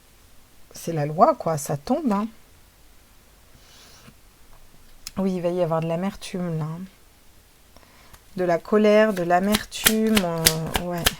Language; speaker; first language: French; native; French